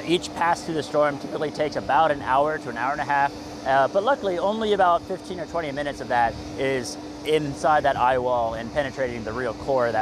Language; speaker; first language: English; native; English